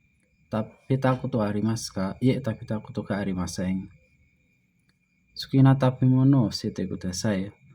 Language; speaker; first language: Japanese; non-native, learner; Indonesian